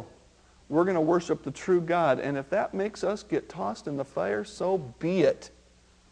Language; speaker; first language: English; native; English